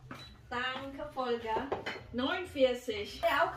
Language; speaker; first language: German; non-native, fluent; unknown